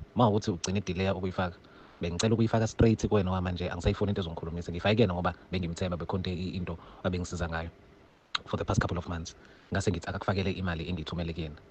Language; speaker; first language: Zulu; native; Zulu